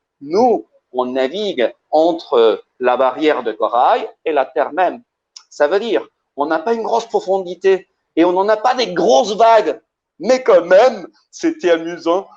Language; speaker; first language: French; early bilingual, heritage; Spanish